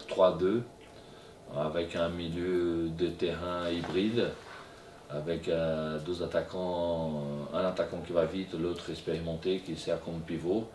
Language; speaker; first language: French; non-native, fluent; Portuguese